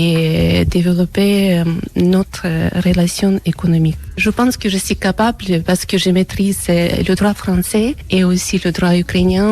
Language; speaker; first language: French; non-native, fluent; Ukrainian